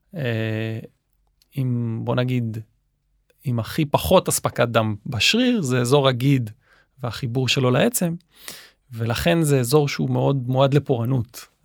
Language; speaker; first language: Hebrew; native; Hebrew